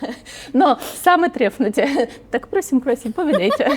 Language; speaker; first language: Czech; non-native, learner; Ukrainian